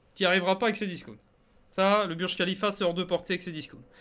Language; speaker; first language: French; native; French